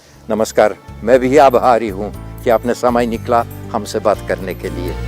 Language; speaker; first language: Hindi; non-native, fluent; Polish